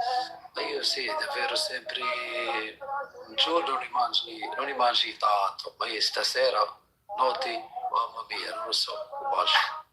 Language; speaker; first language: Italian; non-native, learner; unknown